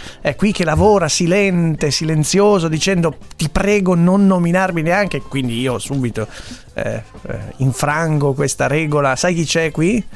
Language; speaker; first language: Italian; native; Italian